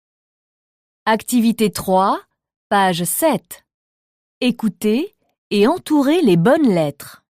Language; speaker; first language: French; native; French